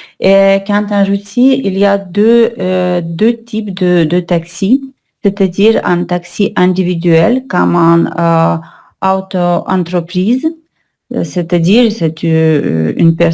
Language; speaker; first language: French; non-native, learner; Russian